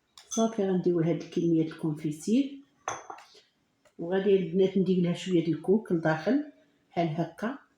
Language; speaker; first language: Arabic; native; Arabic